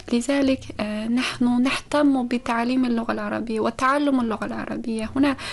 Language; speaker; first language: Arabic; non-native, fluent; Uzbek